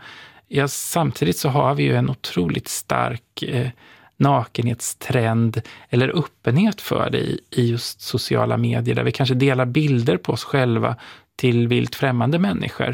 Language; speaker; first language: Swedish; native; Swedish